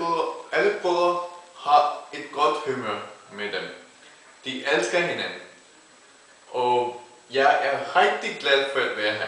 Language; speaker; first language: Danish; non-native, fluent; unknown